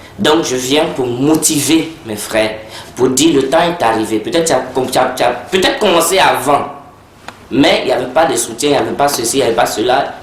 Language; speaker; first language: French; early bilingual, heritage; French